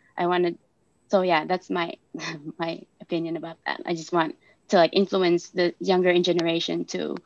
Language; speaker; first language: English; non-native, local second language; Filipino